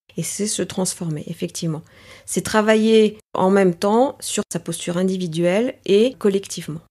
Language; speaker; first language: French; native; French